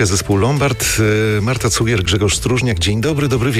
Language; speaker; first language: Polish; native; Polish